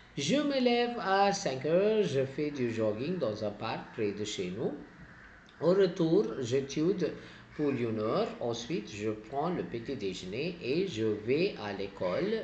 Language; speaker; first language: French; non-native, fluent; Tamil